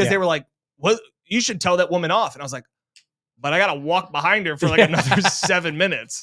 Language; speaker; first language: English; native; English